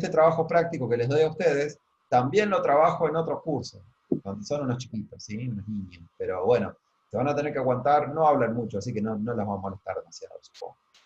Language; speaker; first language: Spanish; native; Spanish